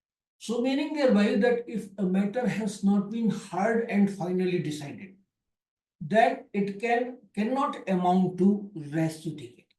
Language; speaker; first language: English; non-native, local second language; Hindi